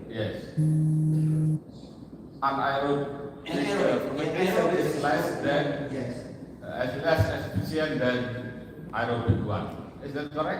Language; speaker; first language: English; non-native, fluent; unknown